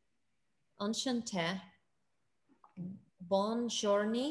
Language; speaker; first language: French; non-native, learner; Russian